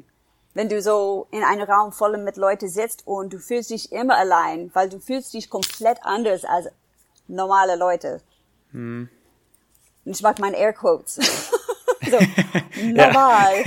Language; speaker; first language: German; non-native, fluent; English